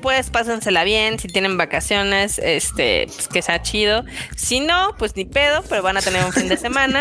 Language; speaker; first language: Spanish; native; Spanish